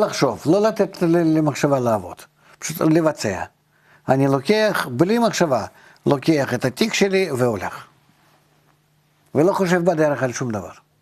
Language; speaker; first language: Hebrew; non-native, fluent; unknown